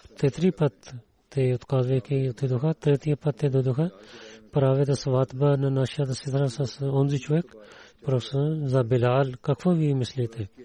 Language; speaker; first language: Bulgarian; non-native, learner; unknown